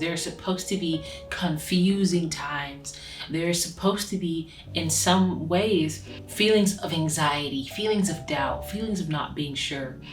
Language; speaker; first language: English; native; English